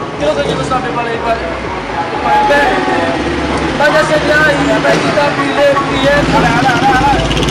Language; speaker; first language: Spanish; non-native, learner; Haitian Creole